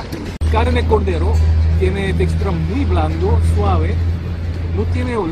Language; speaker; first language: Spanish; non-native, learner; Korean